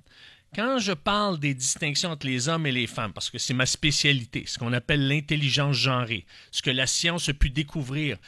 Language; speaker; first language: French; native; French